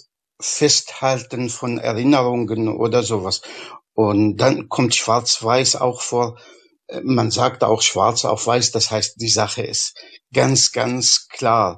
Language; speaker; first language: German; non-native, fluent; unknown